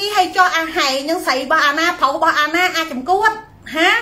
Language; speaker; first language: Khmer; native; Khmer